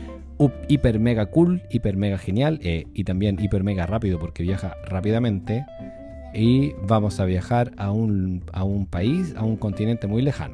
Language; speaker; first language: Spanish; native; Spanish